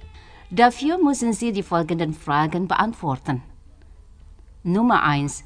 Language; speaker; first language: German; non-native, learner; Indonesian